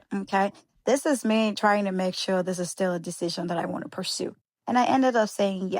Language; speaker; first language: English; native; English